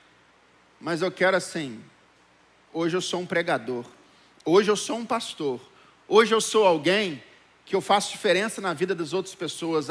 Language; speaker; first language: Portuguese; native; Portuguese